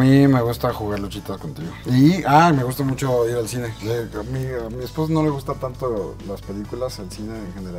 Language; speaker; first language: Spanish; native; Spanish